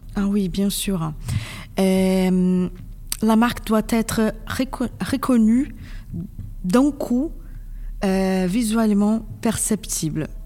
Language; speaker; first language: French; non-native, fluent; Portuguese